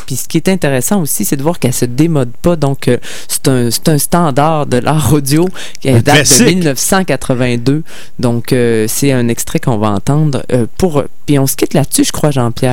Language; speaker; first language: French; native; French